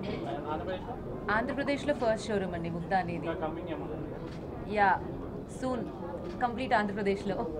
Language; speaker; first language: Telugu; native; Telugu